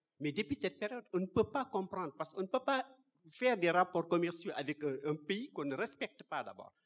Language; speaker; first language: French; non-native, local second language; Wolof